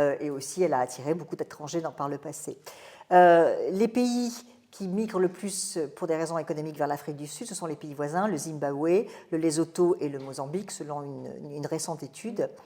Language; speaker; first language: French; native; French